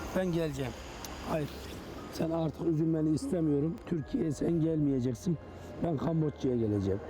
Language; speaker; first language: Turkish; native; Turkish